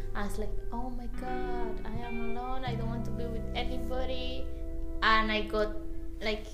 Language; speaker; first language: English; non-native, fluent; Spanish